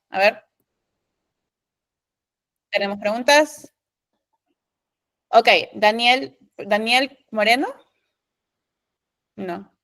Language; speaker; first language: Spanish; native; Spanish